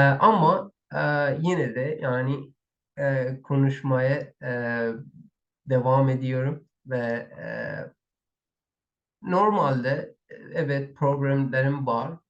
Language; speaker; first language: Turkish; non-native, learner; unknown